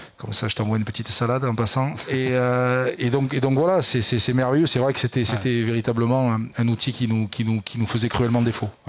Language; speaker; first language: French; native; French